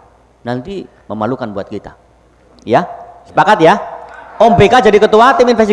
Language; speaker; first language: Indonesian; native; Indonesian